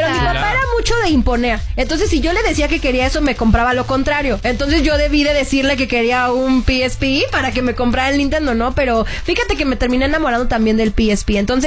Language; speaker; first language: Spanish; native; Spanish